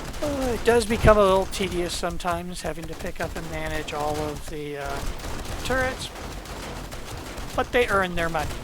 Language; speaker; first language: English; native; English